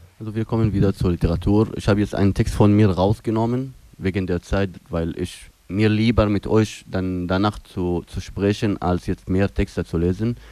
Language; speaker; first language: German; non-native, fluent; Arabic